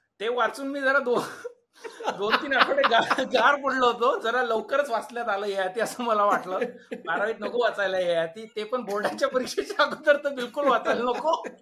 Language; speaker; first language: Marathi; native; Marathi